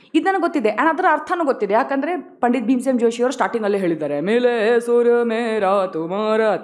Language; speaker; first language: Kannada; non-native, local second language; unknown